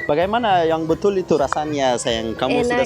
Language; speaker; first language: Indonesian; non-native, learner; Persian